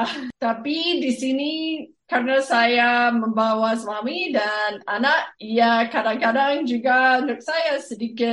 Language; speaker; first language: Indonesian; non-native, fluent; English